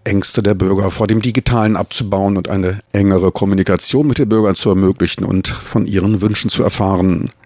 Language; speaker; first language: German; native; German